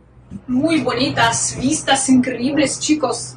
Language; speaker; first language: Spanish; non-native, learner; Russian